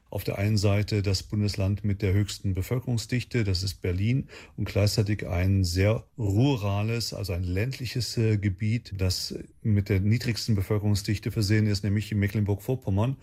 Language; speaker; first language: German; native; German